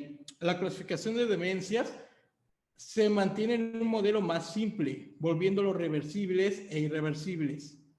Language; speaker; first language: Spanish; native; Spanish